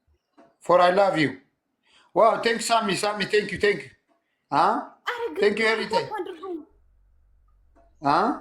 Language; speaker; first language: English; non-native, learner; Tigrinya